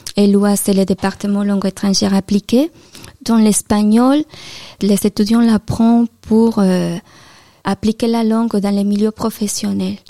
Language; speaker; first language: French; non-native, fluent; Spanish